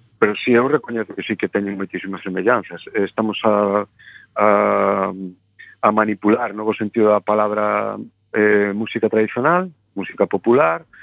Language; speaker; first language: Galician; native; Galician